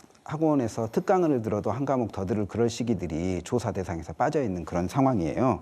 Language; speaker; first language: Korean; native; Korean